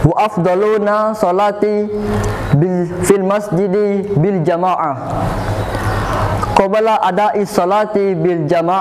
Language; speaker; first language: Arabic; non-native, learner; Indonesian